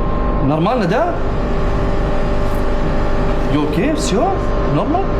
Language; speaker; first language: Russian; non-native, learner; Arabic